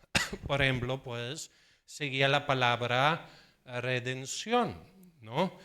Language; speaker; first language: Spanish; non-native, fluent; Danish